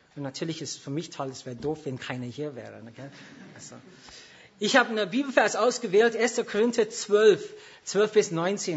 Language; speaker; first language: German; non-native, fluent; English